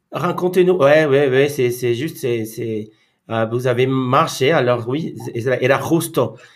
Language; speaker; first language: French; non-native, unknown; Spanish